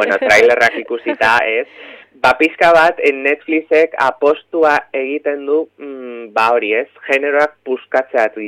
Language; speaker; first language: Basque; native; Basque